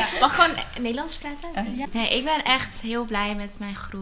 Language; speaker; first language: Dutch; early bilingual, other home language; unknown